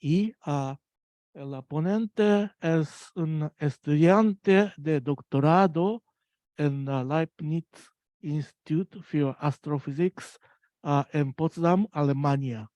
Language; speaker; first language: Spanish; non-native, learner; Japanese